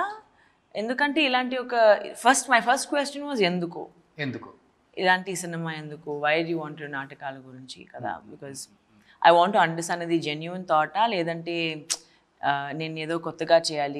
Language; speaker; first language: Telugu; non-native, fluent; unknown